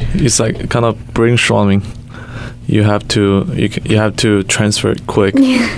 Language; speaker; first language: English; non-native, fluent; Chinese